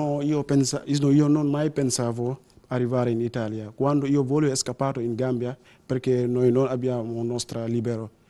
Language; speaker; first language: Italian; non-native, learner; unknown